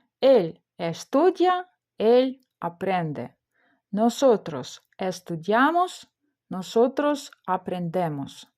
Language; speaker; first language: Spanish; non-native, fluent; Ukrainian